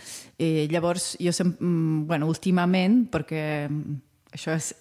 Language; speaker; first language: Catalan; non-native, fluent; Italian